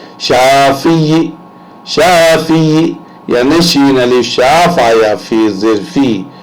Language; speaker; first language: Urdu; native; Urdu